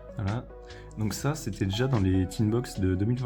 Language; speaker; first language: French; native; French